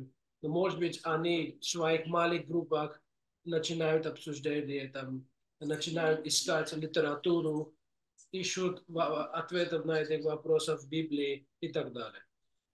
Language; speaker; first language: Russian; non-native, fluent; English